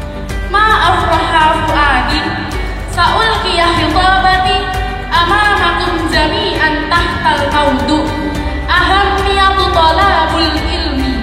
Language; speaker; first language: Arabic; non-native, learner; Indonesian